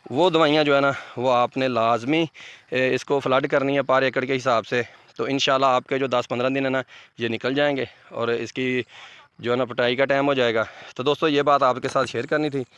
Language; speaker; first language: Urdu; native; Urdu